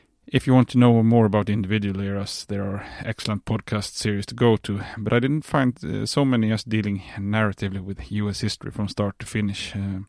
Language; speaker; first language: English; non-native, fluent; Swedish